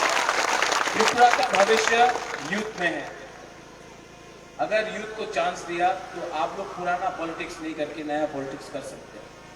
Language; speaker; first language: Hindi; non-native, local second language; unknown